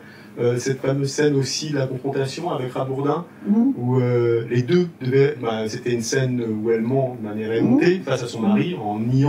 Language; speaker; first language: French; native; French